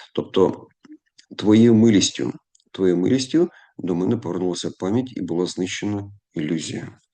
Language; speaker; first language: Ukrainian; non-native, local second language; Russian